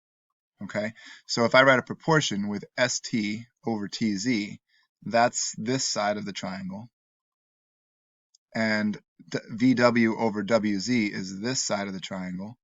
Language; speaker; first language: English; native; English